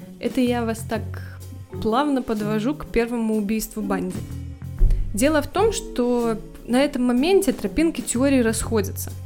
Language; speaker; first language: Russian; native; Russian